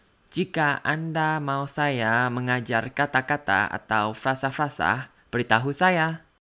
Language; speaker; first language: Indonesian; non-native, learner; Thai